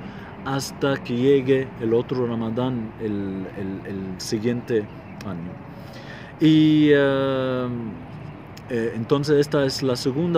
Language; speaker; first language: Spanish; non-native, fluent; Arabic